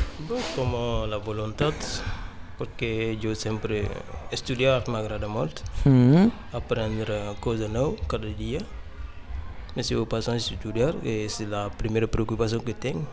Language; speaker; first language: Catalan; non-native, learner; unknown